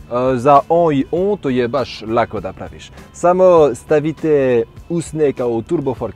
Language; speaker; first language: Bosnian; non-native, learner; French